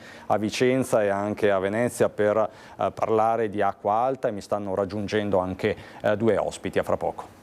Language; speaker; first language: Italian; native; Italian